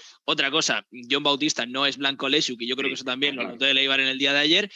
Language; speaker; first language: Spanish; native; Spanish